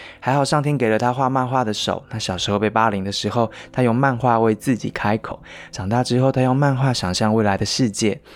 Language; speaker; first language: Chinese; native; Chinese